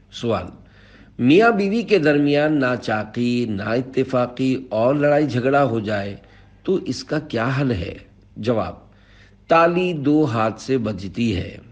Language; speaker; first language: Urdu; native; Urdu